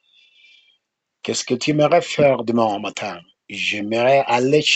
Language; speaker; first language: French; non-native, fluent; Spanish